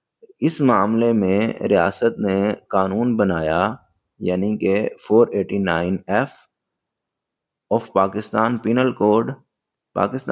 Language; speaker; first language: Urdu; native; Urdu